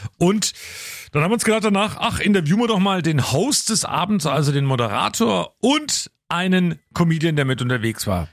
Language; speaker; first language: German; native; German